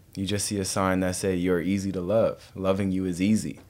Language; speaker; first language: English; native; English